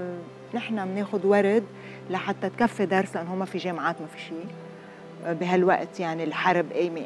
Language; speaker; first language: Arabic; native; Arabic